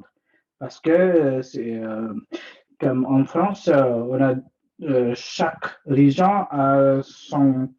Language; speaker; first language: French; non-native, learner; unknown